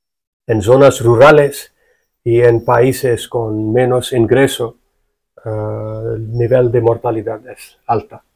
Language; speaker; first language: Spanish; non-native, fluent; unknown